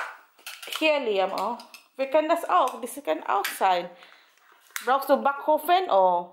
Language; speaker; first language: German; non-native, learner; Filipino